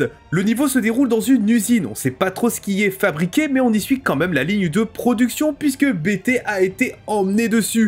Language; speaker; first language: French; native; French